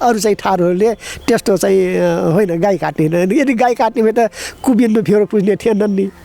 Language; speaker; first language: Nepali; non-native, local second language; Dangaura Tharu